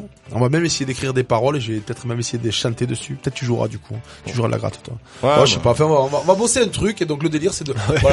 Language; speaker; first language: French; native; French